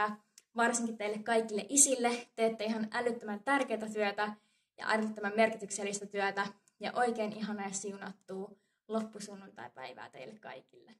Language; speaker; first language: Finnish; native; Finnish